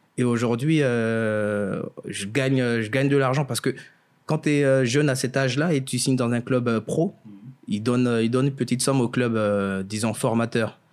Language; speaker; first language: French; early bilingual, other home language; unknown